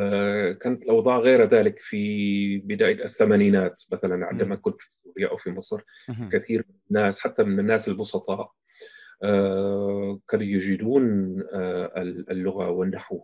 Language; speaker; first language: Arabic; non-native, fluent; German